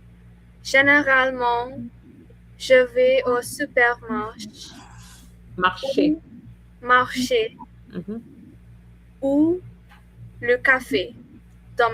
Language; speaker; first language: French; non-native, learner; English